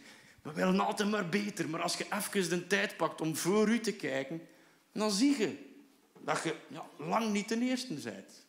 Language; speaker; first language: Dutch; native; Dutch